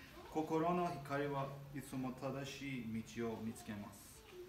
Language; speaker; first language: Japanese; non-native, learner; Armenian